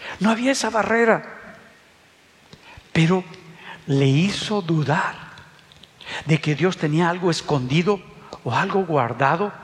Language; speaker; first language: Spanish; native; Spanish